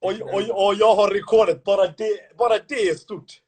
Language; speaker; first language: Swedish; early bilingual, other home language; Somali